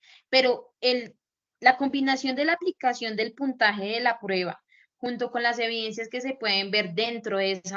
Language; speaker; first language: Spanish; native; Spanish